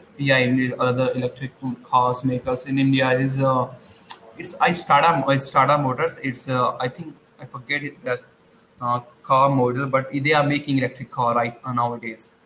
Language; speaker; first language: English; non-native, learner; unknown